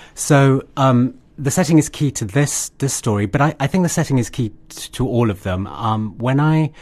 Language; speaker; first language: English; native; English